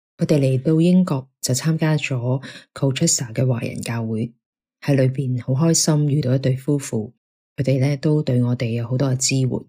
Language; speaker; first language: Cantonese; native; Cantonese